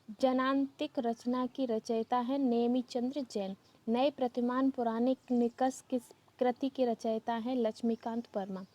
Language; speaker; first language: Hindi; native; Hindi